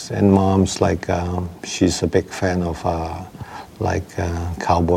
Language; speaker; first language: English; non-native, local second language; Wu Chinese